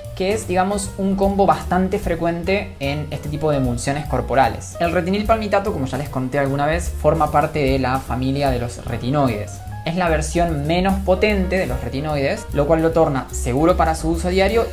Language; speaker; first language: Spanish; native; Spanish